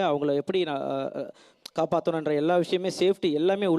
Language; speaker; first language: Tamil; native; Tamil